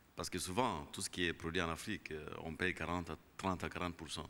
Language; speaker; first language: French; non-native, local second language; Kinyarwanda